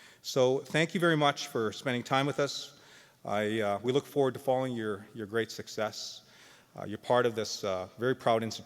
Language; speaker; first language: English; native; English